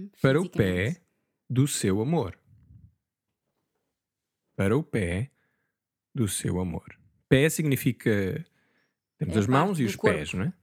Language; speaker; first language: Portuguese; native; Portuguese